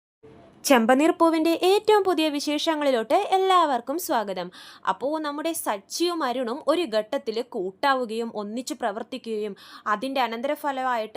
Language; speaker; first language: Malayalam; native; Malayalam